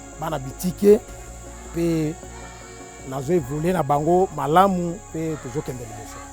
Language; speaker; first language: Lingala; native; Lingala